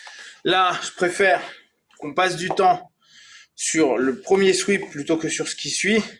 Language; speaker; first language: French; native; French